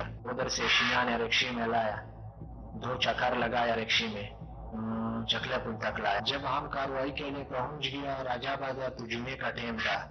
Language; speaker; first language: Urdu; non-native, local second language; Pashto